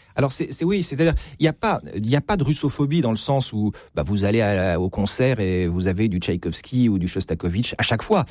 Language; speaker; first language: French; native; French